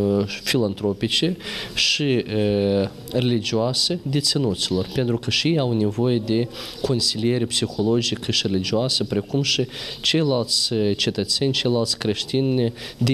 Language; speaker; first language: Romanian; native; Romanian